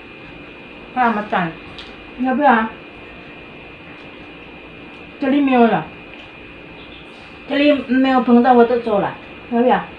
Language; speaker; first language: Chinese; non-native, learner; Indonesian